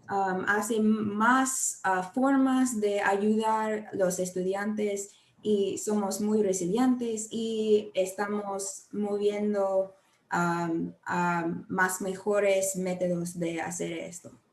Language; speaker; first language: Spanish; non-native, learner; English